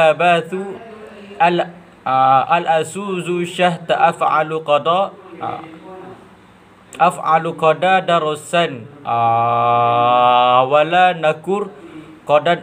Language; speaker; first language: Arabic; non-native, learner; Malay